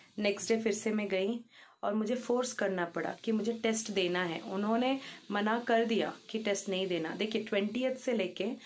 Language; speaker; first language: Hindi; non-native, local second language; Telugu